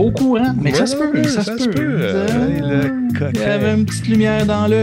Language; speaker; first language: French; native; French